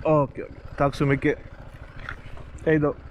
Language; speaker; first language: Swedish; non-native, learner; Urdu